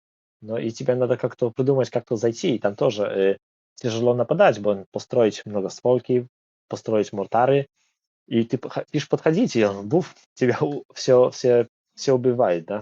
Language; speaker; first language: Russian; non-native, learner; Polish